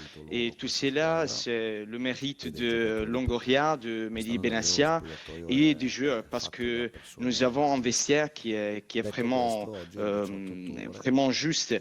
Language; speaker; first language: French; non-native, fluent; Italian